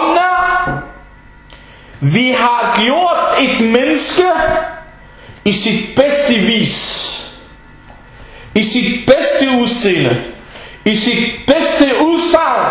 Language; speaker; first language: Danish; non-native, fluent; Arabic